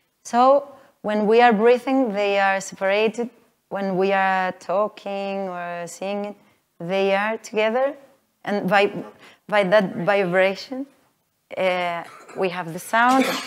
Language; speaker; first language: English; non-native, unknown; Spanish